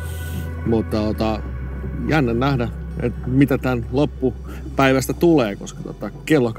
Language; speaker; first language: Finnish; native; Finnish